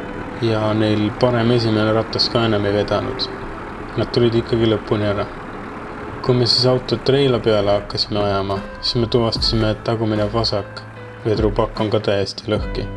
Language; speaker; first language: Estonian; native; Estonian